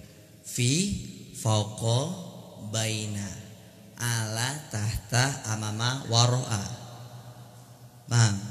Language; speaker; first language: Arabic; non-native, fluent; Indonesian